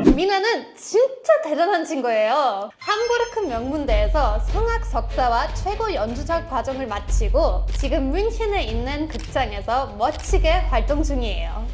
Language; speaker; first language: Korean; non-native, fluent; German